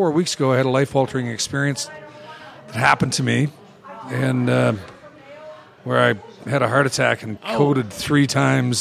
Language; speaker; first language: English; native; English